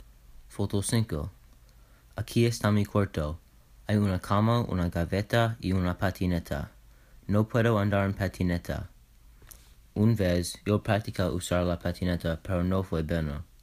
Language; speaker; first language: Spanish; non-native, learner; English